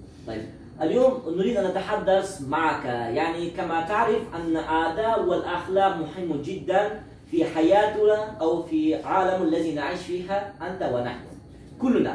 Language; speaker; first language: Arabic; non-native, learner; Uzbek